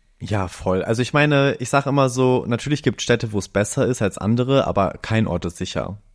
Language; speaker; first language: German; early bilingual, other home language; Greek